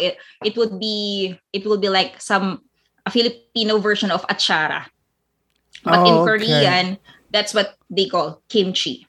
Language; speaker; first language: English; non-native, local second language; Filipino